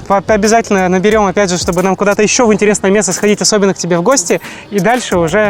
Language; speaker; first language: Russian; native; Russian